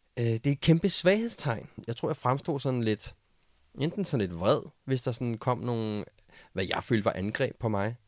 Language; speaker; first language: Danish; native; Danish